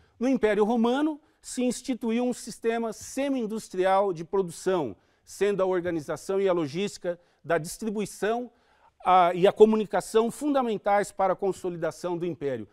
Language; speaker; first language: Portuguese; native; Portuguese